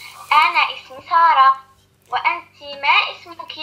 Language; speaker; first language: Arabic; non-native, learner; French